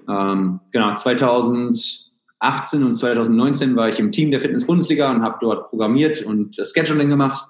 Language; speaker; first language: German; native; German